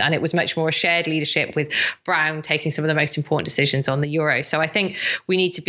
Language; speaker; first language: English; native; English